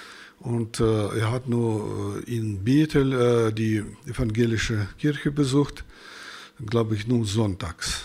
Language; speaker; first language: German; non-native, fluent; Russian